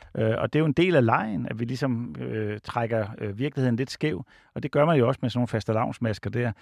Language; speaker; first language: Danish; native; Danish